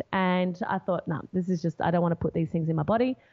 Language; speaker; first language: English; non-native, fluent; Portuguese